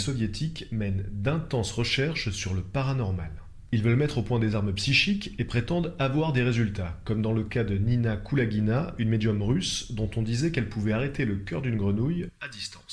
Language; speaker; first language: French; native; French